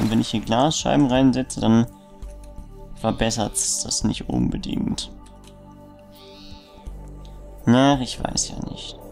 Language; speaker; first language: German; native; German